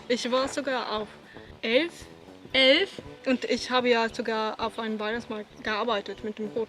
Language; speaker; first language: German; non-native, fluent; Swedish